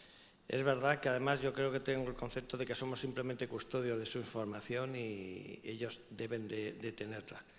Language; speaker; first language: Spanish; native; Spanish